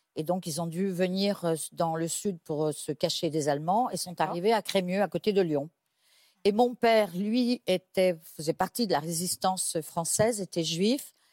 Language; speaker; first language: French; native; French